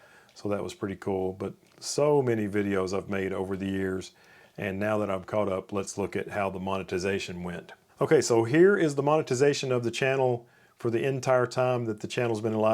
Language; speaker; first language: English; native; English